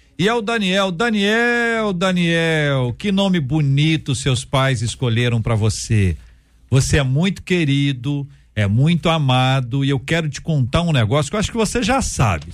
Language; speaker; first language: Portuguese; native; Portuguese